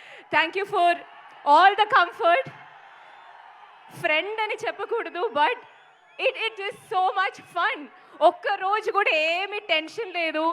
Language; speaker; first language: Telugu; non-native, fluent; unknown